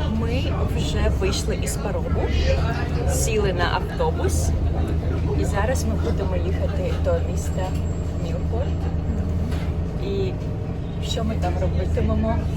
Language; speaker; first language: Ukrainian; native; Ukrainian